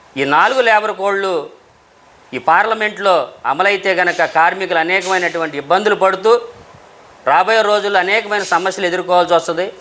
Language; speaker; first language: Telugu; native; Telugu